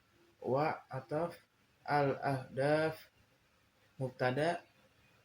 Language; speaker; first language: Arabic; non-native, learner; Indonesian